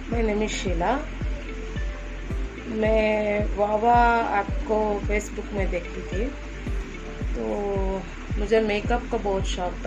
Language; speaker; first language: Hindi; non-native, local second language; Kannada